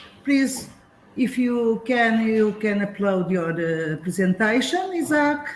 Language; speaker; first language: English; non-native, fluent; Portuguese